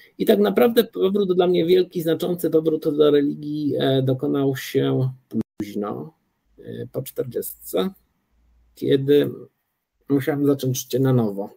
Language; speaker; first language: Polish; early bilingual, other home language; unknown